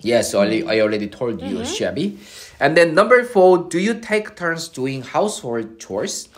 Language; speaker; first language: English; non-native, fluent; Korean